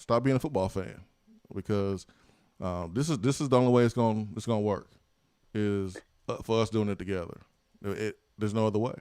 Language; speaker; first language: English; native; English